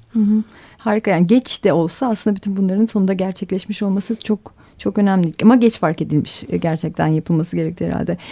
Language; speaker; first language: Turkish; native; Turkish